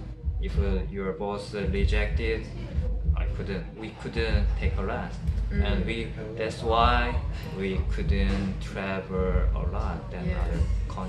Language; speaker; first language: English; non-native, learner; Korean